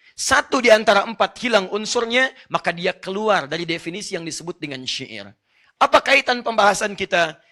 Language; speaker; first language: Indonesian; non-native, fluent; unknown